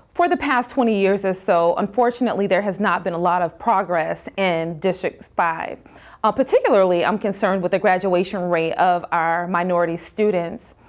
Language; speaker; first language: English; native; English